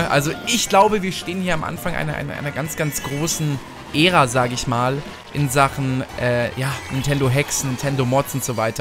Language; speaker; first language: German; native; German